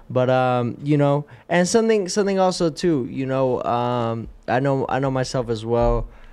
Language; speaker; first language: English; native; English